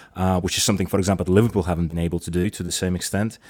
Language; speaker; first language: English; native; English